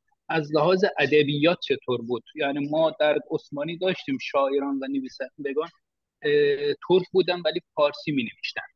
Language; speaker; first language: Persian; non-native, fluent; Turkish